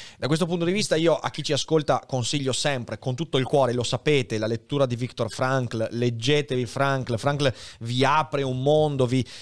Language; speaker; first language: Italian; native; Italian